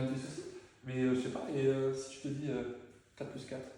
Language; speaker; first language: French; native; French